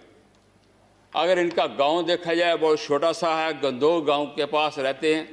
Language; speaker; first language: Hindi; non-native, local second language; Dogri